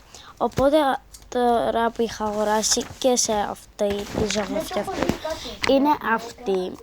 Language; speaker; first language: Greek; native; Greek